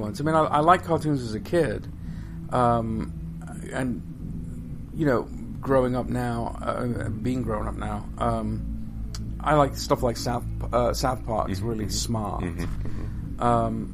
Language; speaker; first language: English; native; English